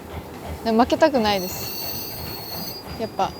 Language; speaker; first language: Japanese; native; Japanese